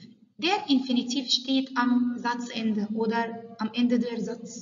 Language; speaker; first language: German; non-native, learner; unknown